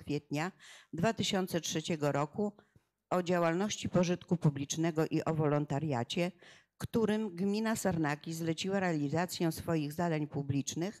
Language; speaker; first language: Polish; native; Polish